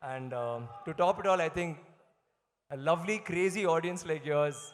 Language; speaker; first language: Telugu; non-native, learner; Tamil